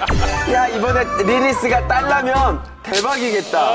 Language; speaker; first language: Korean; native; Korean